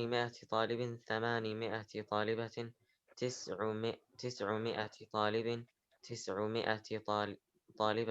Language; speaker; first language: Arabic; non-native, learner; English